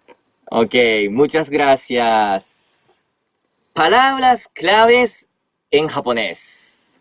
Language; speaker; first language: Spanish; non-native, fluent; Japanese